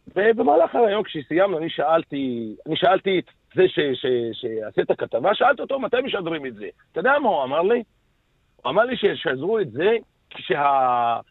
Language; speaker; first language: Hebrew; non-native, local second language; Arabic